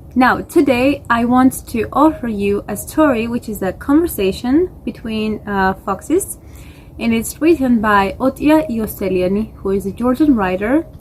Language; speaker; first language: English; non-native, fluent; Georgian